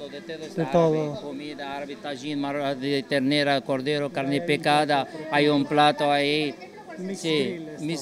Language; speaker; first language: Spanish; non-native, fluent; Arabic